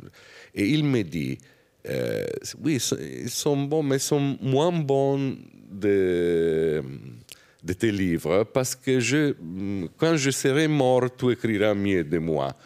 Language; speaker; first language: French; non-native, fluent; Italian